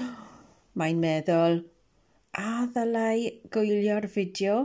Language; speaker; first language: Welsh; non-native, local second language; English